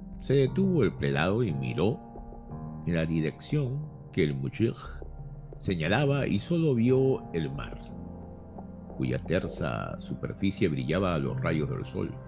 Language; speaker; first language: Spanish; native; Spanish